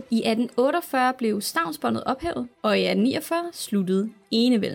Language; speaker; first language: Danish; native; Danish